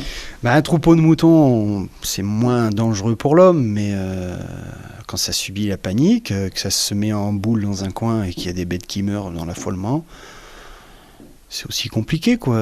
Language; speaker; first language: French; native; French